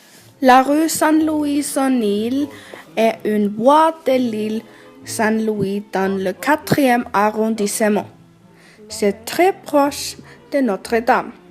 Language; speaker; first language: French; non-native, learner; Icelandic